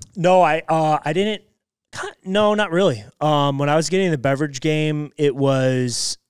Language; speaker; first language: English; native; English